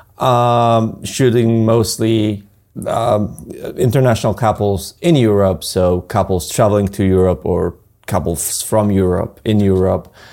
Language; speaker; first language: English; non-native, fluent; Polish